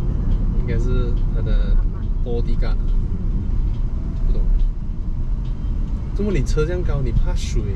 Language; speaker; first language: Chinese; non-native, local second language; English